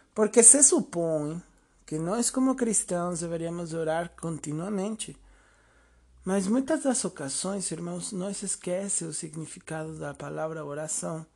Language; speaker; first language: Portuguese; non-native, fluent; Spanish